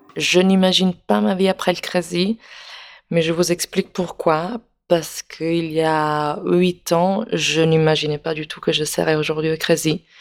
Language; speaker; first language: French; non-native, fluent; Italian